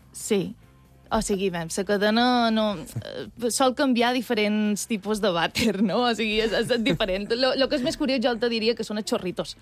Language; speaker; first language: Catalan; native; Catalan